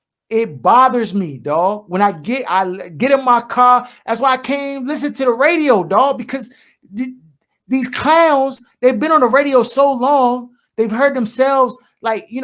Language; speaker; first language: English; native; English